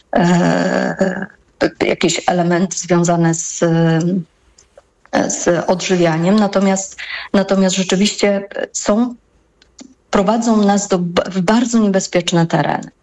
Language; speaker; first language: Polish; native; Polish